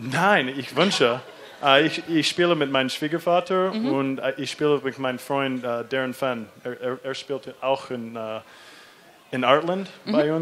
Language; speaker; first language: German; non-native, learner; English